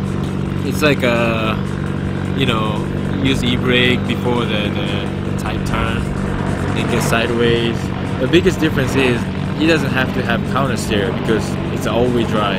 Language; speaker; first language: English; non-native, fluent; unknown